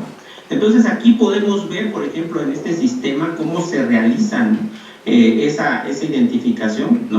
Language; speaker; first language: Spanish; native; Spanish